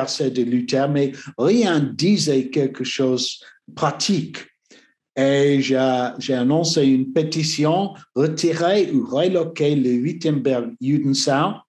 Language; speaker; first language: French; non-native, learner; English